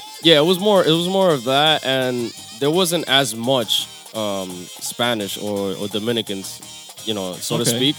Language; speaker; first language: English; native; English